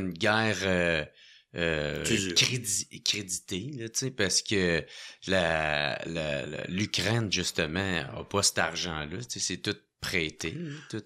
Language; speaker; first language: French; native; French